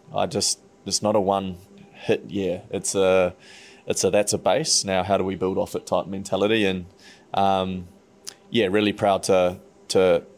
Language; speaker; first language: English; native; English